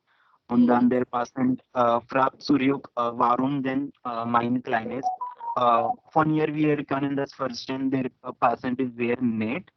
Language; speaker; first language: German; non-native, learner; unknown